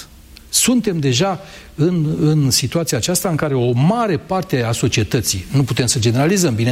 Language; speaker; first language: Romanian; native; Romanian